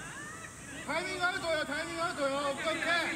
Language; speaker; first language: Japanese; native; Japanese